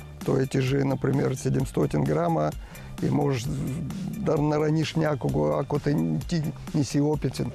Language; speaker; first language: Bulgarian; non-native, learner; Russian